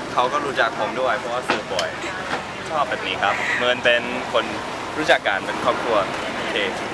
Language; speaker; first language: Thai; non-native, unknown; English